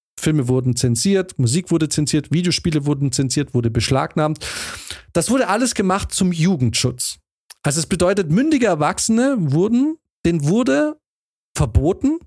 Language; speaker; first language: German; native; German